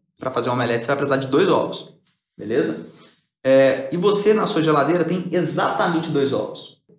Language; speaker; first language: Portuguese; early bilingual, other home language; Spanish